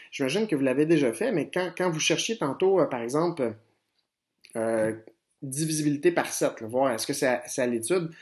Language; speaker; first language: French; native; French